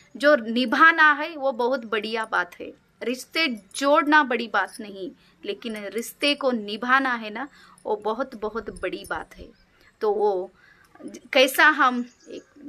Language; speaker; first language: Hindi; non-native, local second language; Kannada